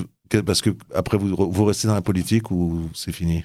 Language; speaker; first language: French; native; French